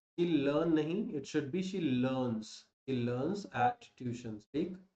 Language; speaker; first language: English; non-native, local second language; Hindi